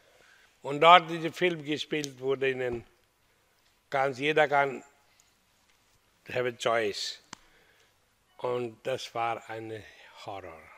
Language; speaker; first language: German; non-native, learner; Hindi